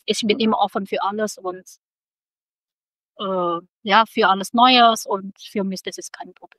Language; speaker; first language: German; non-native, local second language; Indonesian